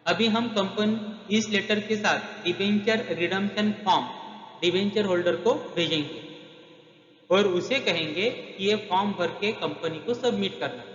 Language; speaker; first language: Hindi; non-native, local second language; Marathi